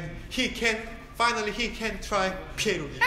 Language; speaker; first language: English; non-native, learner; Korean